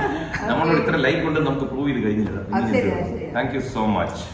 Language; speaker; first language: Malayalam; native; Malayalam